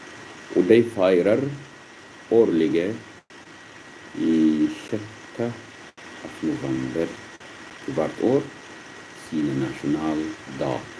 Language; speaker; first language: Swedish; non-native, learner; Arabic